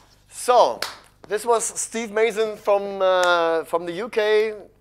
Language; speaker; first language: English; non-native, fluent; German